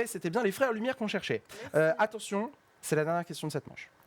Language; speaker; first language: French; native; French